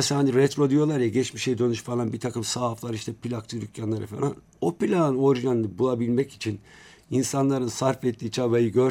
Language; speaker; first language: Turkish; native; Turkish